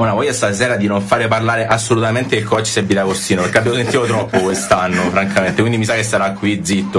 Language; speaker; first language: Italian; native; Italian